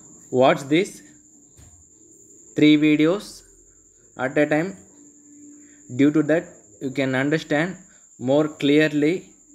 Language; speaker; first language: English; non-native, local second language; Telugu